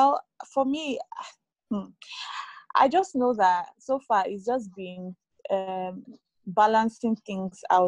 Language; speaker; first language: English; non-native, local second language; Yoruba